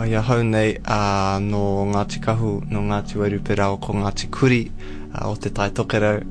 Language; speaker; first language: Māori; non-native, local second language; English